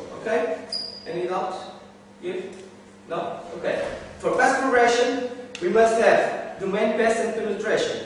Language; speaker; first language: English; non-native, learner; Portuguese